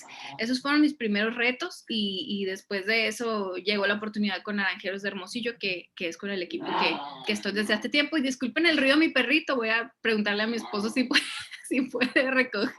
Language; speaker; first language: Spanish; native; Spanish